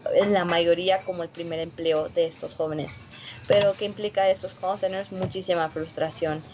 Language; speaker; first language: Spanish; early bilingual, heritage; Spanish